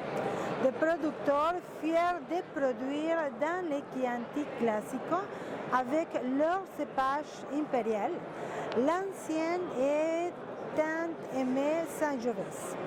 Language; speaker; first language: French; non-native, fluent; Spanish